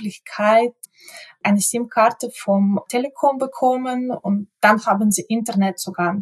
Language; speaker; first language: German; non-native, local second language; Ukrainian